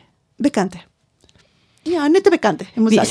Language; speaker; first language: German; non-native, learner; Spanish